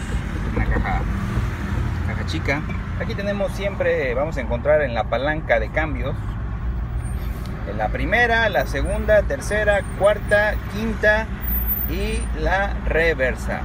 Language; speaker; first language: Spanish; native; Spanish